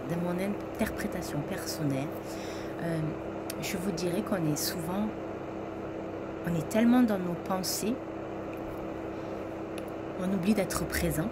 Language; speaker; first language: French; native; French